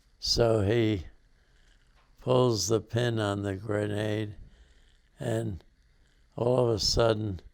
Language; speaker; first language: English; native; English